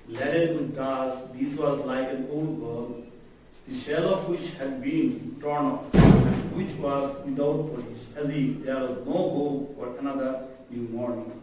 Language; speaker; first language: English; non-native, local second language; Bangla